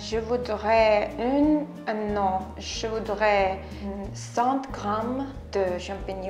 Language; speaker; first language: French; non-native, learner; Estonian